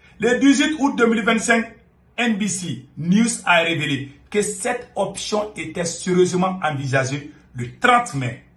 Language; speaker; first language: French; non-native, local second language; Bambara